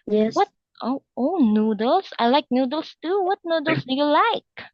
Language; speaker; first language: English; non-native, local second language; Filipino